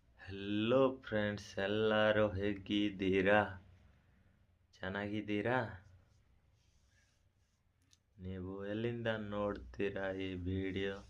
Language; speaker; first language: Kannada; non-native, local second language; Odia